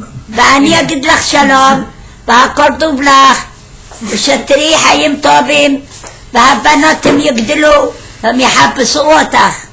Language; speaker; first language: Hebrew; non-native, fluent; Arabic